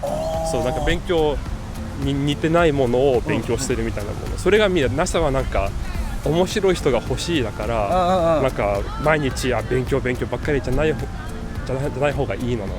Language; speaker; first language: Japanese; early bilingual, other home language; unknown